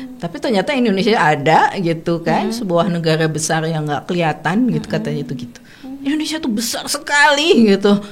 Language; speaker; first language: Indonesian; native; Indonesian